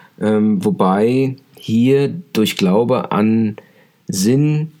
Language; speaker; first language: German; native; German